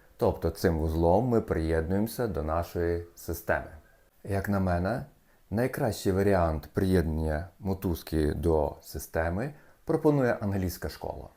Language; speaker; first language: Ukrainian; native; Ukrainian